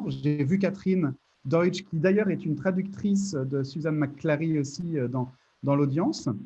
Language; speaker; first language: French; native; French